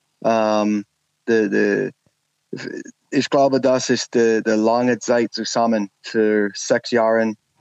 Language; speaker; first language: German; non-native, learner; English